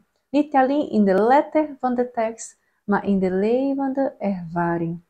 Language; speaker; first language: German; non-native, learner; Portuguese